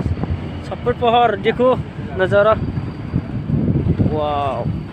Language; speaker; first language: Hindi; non-native, local second language; Bodo